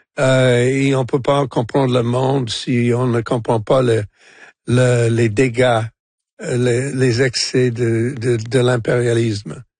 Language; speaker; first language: French; non-native, local second language; English